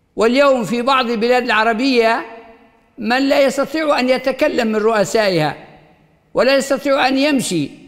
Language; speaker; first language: Arabic; native; Arabic